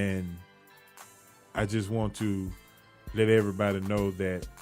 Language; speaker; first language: English; native; English